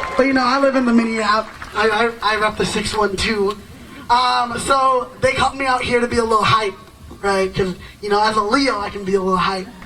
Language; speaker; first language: English; early bilingual, other home language; Yoruba